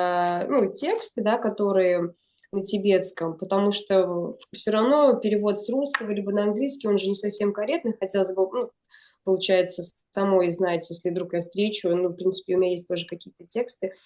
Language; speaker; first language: Russian; native; Russian